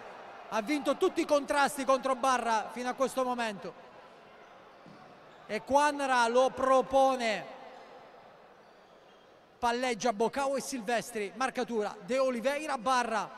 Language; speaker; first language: Italian; native; Italian